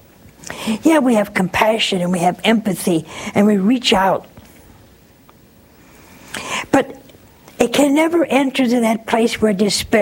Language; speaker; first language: English; native; English